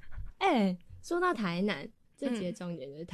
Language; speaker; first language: Chinese; native; Chinese